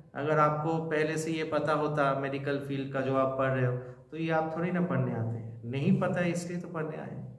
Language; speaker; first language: Hindi; non-native, local second language; Bangla